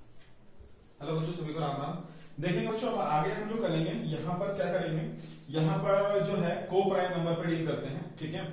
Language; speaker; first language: Hindi; native; Hindi